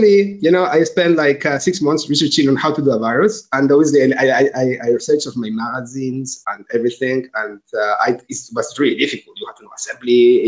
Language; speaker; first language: English; non-native, fluent; Spanish